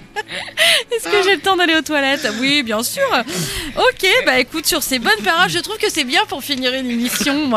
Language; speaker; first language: French; native; French